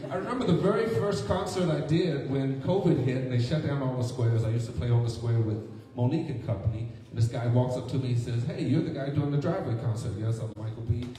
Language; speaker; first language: English; native; English